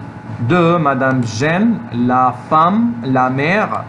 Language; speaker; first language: French; non-native, fluent; Arabic